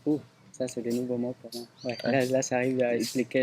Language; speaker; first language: French; non-native, fluent; Spanish